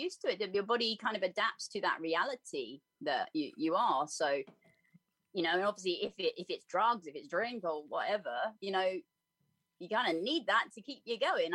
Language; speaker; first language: English; native; English